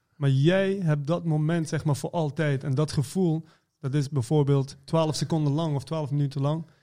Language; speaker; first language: Dutch; early bilingual, other home language; Persian